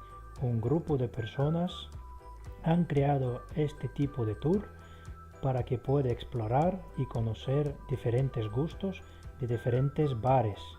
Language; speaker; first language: Spanish; non-native, fluent; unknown